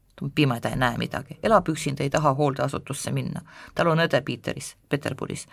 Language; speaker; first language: Estonian; non-native, local second language; Russian